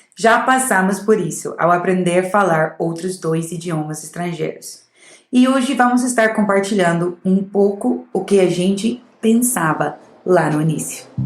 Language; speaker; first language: Portuguese; non-native, fluent; English